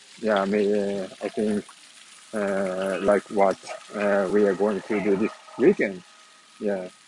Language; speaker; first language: English; non-native, fluent; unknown